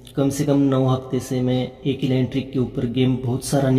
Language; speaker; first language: Hindi; non-native, local second language; Marathi